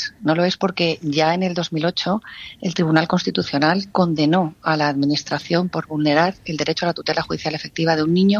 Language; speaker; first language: Spanish; native; Spanish